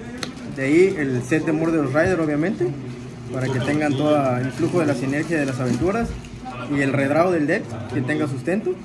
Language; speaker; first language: Spanish; native; Spanish